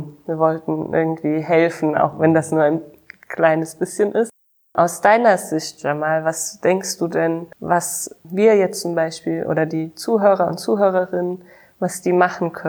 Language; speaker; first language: German; native; German